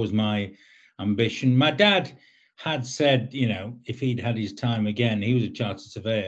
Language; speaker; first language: English; native; English